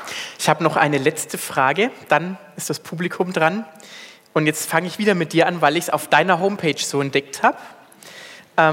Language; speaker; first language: German; native; German